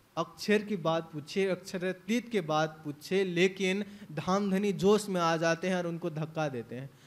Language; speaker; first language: Hindi; native; Hindi